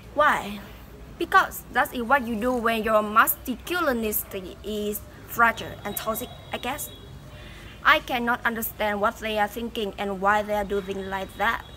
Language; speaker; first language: English; non-native, fluent; Vietnamese